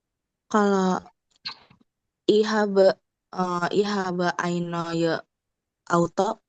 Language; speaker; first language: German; non-native, learner; Indonesian